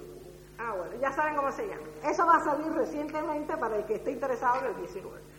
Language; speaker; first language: Spanish; native; Spanish